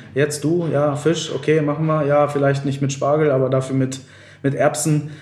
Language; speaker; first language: German; native; German